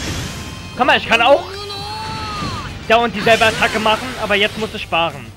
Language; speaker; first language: German; native; German